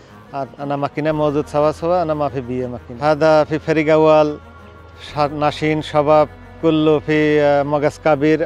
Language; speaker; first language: Arabic; non-native, learner; Urdu